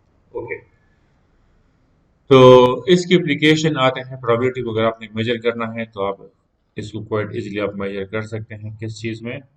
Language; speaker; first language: Hindi; non-native, local second language; Punjabi